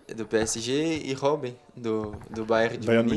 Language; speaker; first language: French; non-native, learner; Portuguese